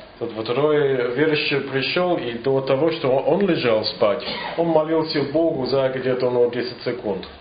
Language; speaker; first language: Russian; non-native, fluent; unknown